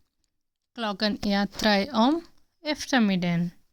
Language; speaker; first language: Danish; non-native, fluent; Hindi